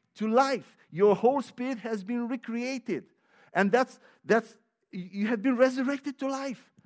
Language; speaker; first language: English; non-native, fluent; Romanian